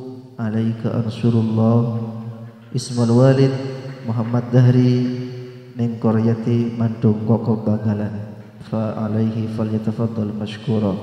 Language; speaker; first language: Arabic; non-native, fluent; Indonesian